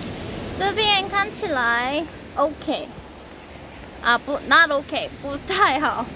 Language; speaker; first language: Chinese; non-native, learner; Korean